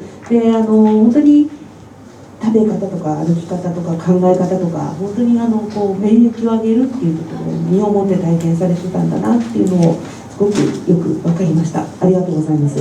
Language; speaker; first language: Japanese; native; Japanese